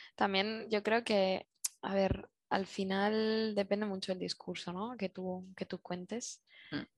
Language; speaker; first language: Spanish; native; Spanish